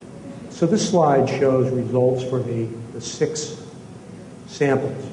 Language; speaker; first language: English; native; English